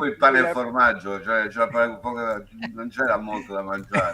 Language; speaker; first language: Italian; native; Italian